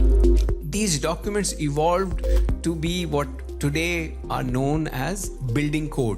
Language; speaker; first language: English; non-native, local second language; Punjabi